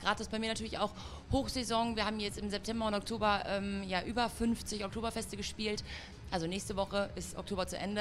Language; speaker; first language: German; native; German